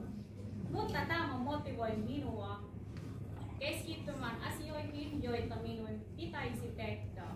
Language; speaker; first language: Finnish; non-native, learner; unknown